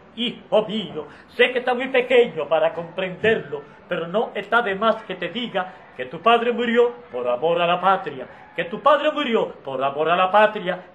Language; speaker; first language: Spanish; native; Spanish